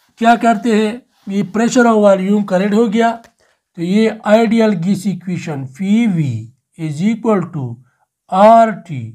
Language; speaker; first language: Urdu; non-native, local second language; Pashto